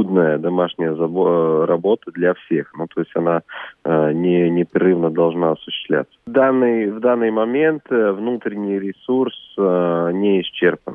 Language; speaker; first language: Russian; native; Russian